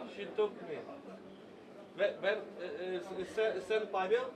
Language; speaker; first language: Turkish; non-native, learner; Ukrainian